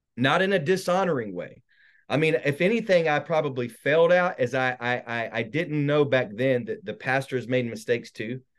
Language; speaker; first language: English; native; English